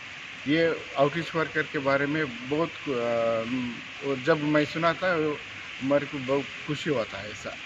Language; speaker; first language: Hindi; non-native, local second language; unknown